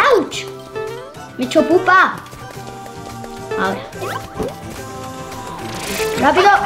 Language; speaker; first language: Spanish; native; Spanish